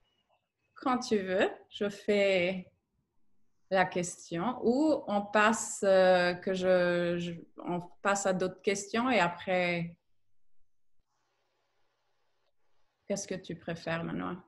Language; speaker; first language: French; non-native, fluent; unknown